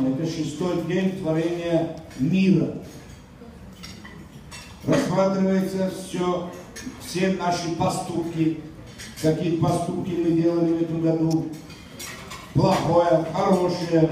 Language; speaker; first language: Russian; non-native, local second language; Tajik